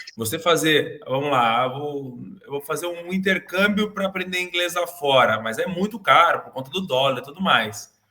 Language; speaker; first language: Portuguese; native; Portuguese